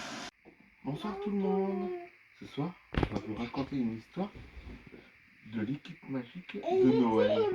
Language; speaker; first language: French; native; French